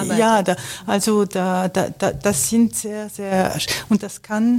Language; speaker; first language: German; non-native, fluent; French